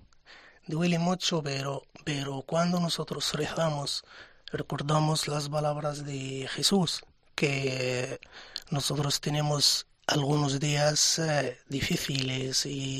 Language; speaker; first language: Spanish; non-native, fluent; Arabic